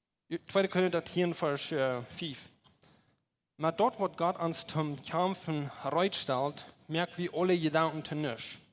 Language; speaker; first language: German; non-native, learner; Plautdietsch